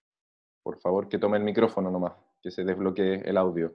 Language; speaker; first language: Spanish; native; Spanish